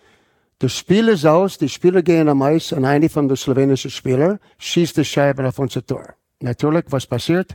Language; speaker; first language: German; non-native, fluent; English